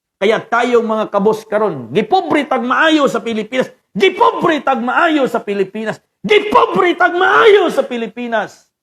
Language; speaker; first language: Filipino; non-native, local second language; Cebuano